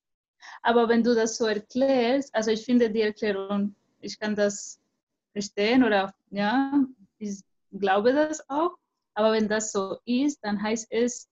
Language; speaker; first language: German; non-native, fluent; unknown